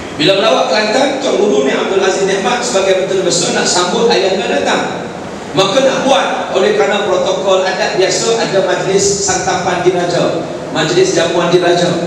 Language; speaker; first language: Malay; native; Malay